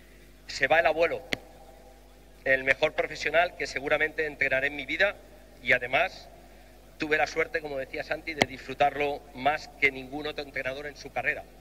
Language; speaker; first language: Spanish; native; Spanish